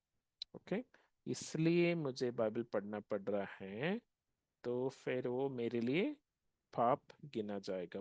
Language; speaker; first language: Hindi; non-native, local second language; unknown